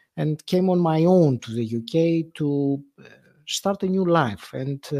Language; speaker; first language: English; non-native, fluent; Greek